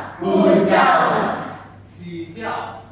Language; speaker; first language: Chinese; non-native, learner; Indonesian